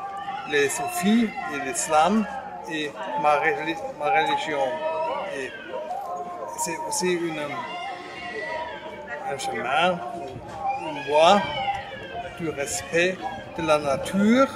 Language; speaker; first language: French; non-native, fluent; German